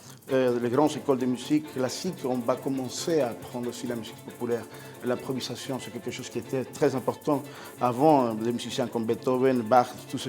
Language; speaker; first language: French; non-native, fluent; Spanish